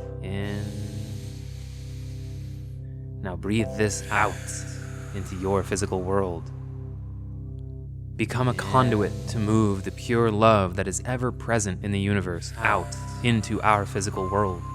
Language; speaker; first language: English; native; English